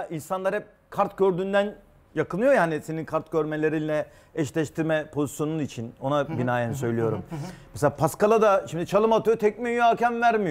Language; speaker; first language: Turkish; native; Turkish